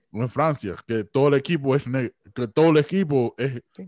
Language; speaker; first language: Spanish; early bilingual, heritage; Spanish